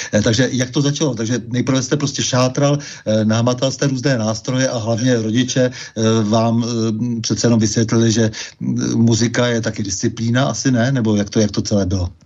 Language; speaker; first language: Czech; native; Czech